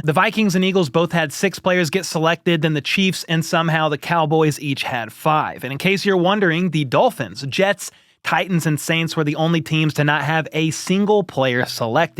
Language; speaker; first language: English; native; English